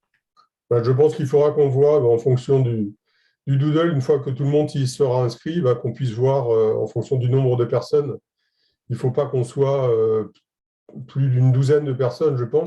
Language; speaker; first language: French; native; French